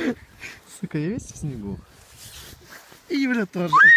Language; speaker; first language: Russian; native; Russian